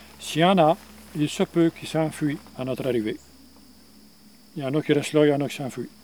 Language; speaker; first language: French; native; French